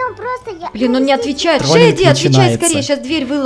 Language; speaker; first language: Russian; native; Russian